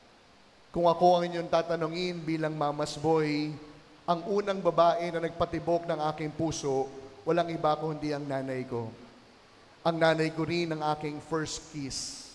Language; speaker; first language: Filipino; native; Filipino